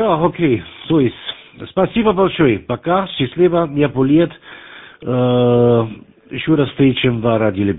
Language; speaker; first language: Russian; non-native, learner; German